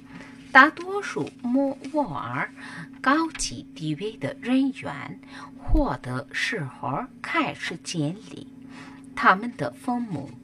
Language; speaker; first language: Chinese; non-native, learner; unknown